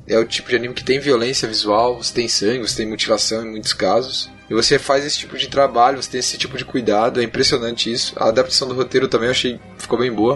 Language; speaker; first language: Portuguese; native; Portuguese